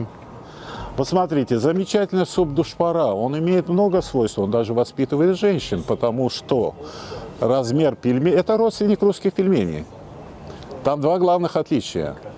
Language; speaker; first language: Russian; native; Russian